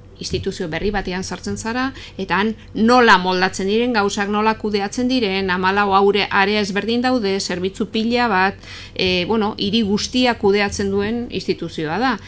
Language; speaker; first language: Basque; non-native, local second language; Spanish